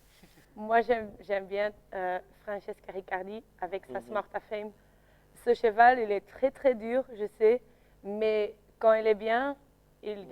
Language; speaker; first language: French; non-native, local second language; Dutch